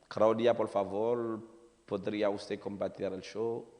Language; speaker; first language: Spanish; non-native, learner; Haitian Creole